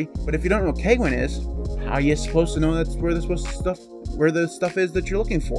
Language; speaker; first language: English; native; English